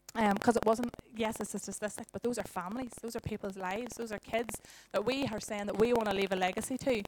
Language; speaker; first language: English; native; English